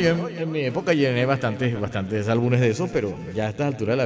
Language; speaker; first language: Spanish; native; Spanish